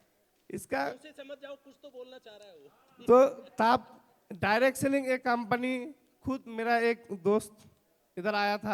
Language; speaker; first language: Hindi; non-native, local second language; Bangla